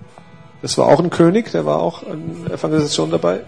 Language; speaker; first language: German; native; German